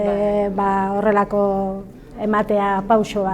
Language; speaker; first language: Basque; non-native, local second language; Spanish